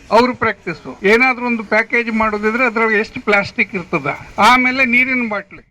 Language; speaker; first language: Kannada; native; Kannada